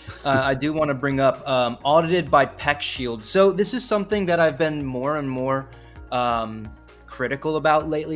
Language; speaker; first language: English; native; English